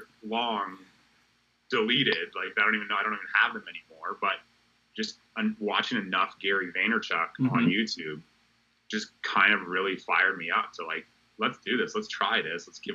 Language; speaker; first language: English; native; English